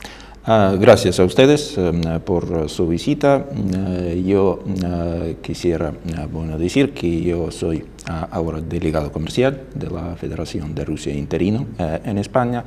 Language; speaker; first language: Spanish; non-native, fluent; Russian